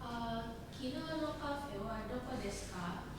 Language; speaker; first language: Japanese; non-native, learner; Indonesian